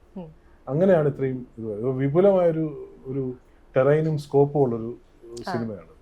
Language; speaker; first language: Malayalam; native; Malayalam